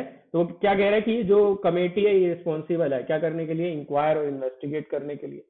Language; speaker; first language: Hindi; native; Hindi